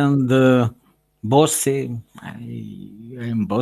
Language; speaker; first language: English; non-native, learner; Russian